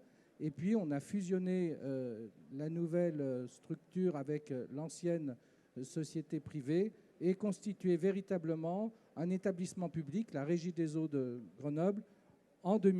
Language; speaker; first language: French; native; French